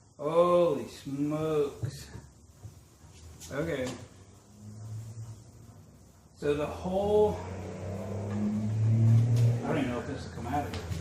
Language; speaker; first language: English; native; English